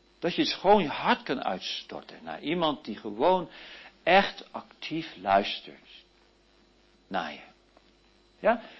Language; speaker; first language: Dutch; early bilingual, heritage; Dutch